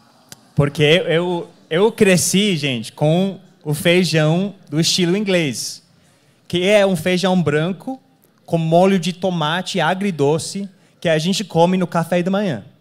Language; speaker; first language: Portuguese; non-native, fluent; English